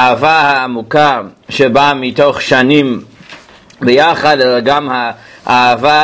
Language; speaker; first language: Hebrew; non-native, fluent; English